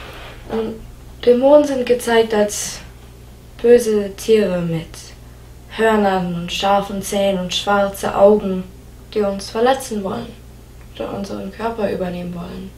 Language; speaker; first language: German; non-native, fluent; English